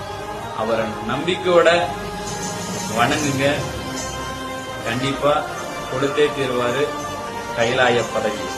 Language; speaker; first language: Tamil; native; Tamil